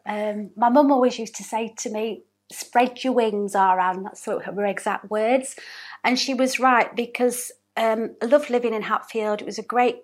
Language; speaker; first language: English; native; English